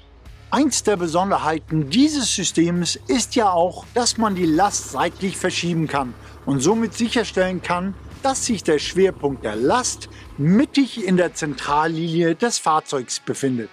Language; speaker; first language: German; native; German